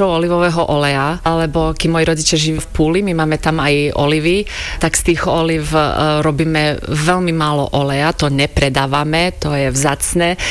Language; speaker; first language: Slovak; non-native, fluent; Slovenian